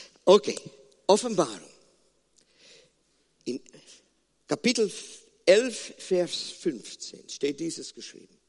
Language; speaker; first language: German; non-native, fluent; Afrikaans